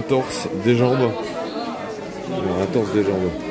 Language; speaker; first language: French; native; French